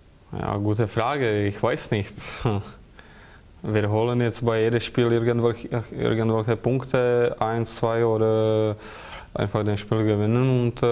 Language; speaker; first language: German; non-native, fluent; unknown